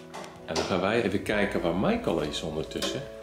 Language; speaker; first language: Dutch; native; Dutch